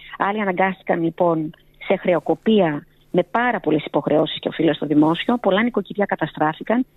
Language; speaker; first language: Greek; early bilingual, heritage; Greek